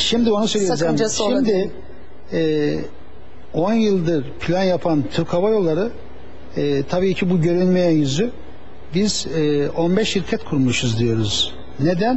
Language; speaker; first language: Turkish; native; Turkish